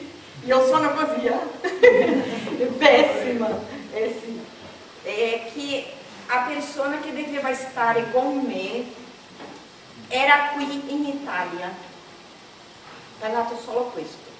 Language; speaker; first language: Italian; non-native, learner; Portuguese